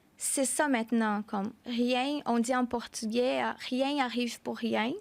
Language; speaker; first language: French; non-native, fluent; Portuguese